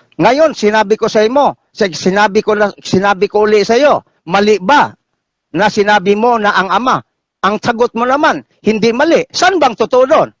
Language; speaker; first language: Filipino; non-native, local second language; Cebuano